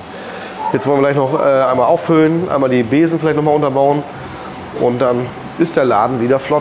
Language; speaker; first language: German; native; German